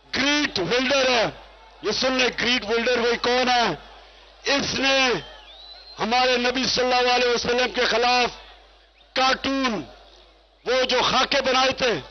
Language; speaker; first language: Urdu; native; Urdu